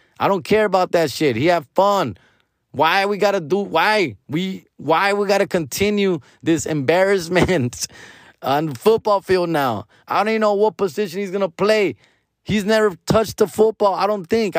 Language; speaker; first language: English; early bilingual, other home language; Spanish